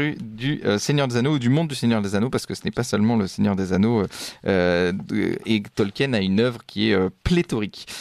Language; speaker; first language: French; native; French